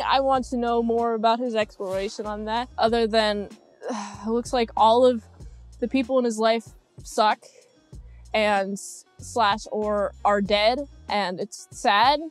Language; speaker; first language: English; native; English